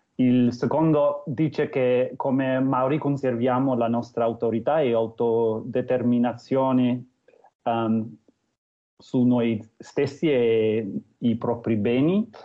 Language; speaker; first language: Italian; non-native, fluent; English